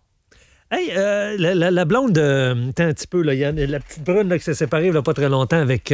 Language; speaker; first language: French; native; French